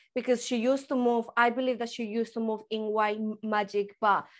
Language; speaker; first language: English; early bilingual, other home language; Spanish